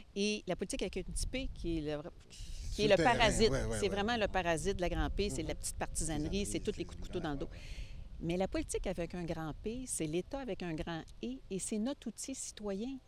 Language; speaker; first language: French; native; French